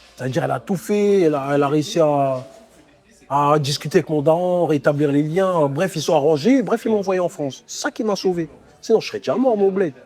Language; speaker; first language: French; early bilingual, other home language; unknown